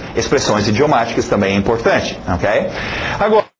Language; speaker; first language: Portuguese; non-native, fluent; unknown